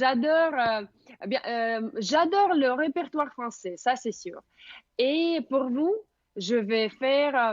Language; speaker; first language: French; non-native, fluent; Russian